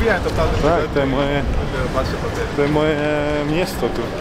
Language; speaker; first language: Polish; non-native, learner; Czech